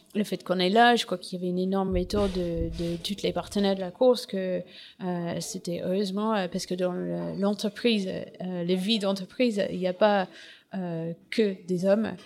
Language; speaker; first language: French; non-native, fluent; English